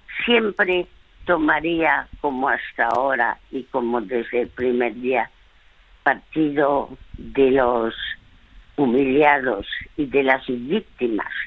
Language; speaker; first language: Spanish; early bilingual, other home language; French